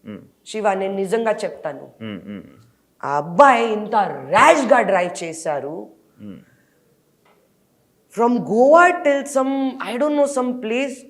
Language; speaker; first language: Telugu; non-native, fluent; Hindi